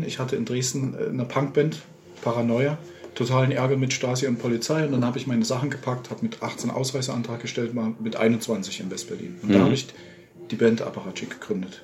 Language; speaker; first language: German; native; German